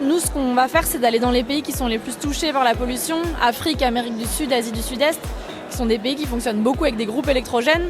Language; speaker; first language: French; native; French